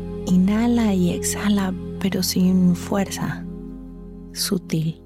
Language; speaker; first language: Spanish; native; Spanish